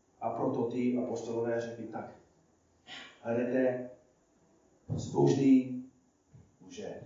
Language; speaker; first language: Czech; non-native, fluent; English